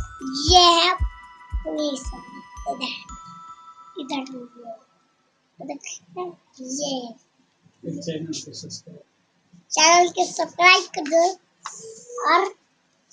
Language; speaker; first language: Hindi; native; Hindi